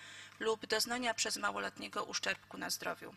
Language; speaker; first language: Polish; native; Polish